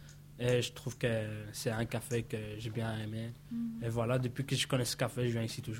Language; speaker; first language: French; non-native, fluent; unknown